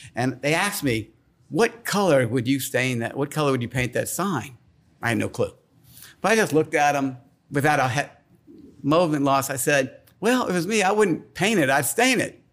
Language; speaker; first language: English; native; English